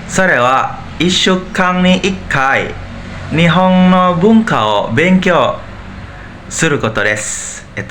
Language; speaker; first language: Japanese; non-native, learner; Indonesian